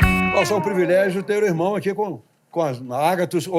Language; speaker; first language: Portuguese; native; Portuguese